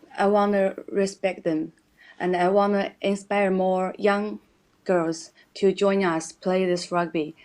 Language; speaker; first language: English; non-native, learner; Chinese